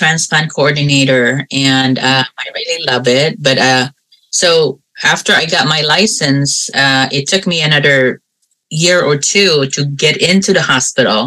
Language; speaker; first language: English; non-native, local second language; Cebuano